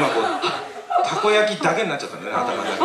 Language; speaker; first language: Japanese; native; Japanese